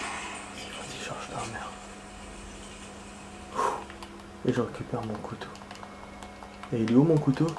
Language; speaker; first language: French; native; French